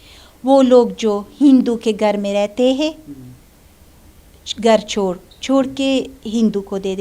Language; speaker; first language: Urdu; non-native, fluent; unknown